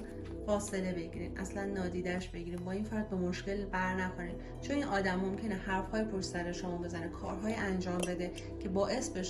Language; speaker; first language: Persian; native; Persian